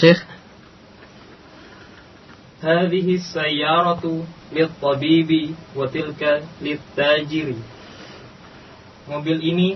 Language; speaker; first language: Arabic; non-native, learner; Indonesian